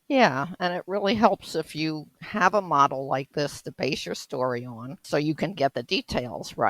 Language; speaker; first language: English; native; English